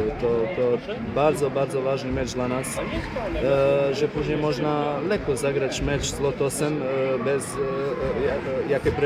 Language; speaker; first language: Polish; non-native, fluent; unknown